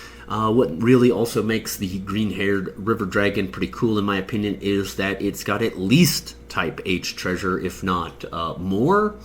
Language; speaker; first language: English; native; English